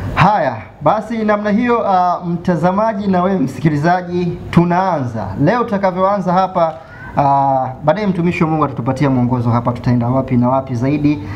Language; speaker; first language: Swahili; native; Swahili